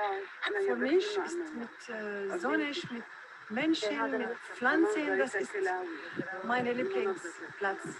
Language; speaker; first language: German; non-native, learner; Arabic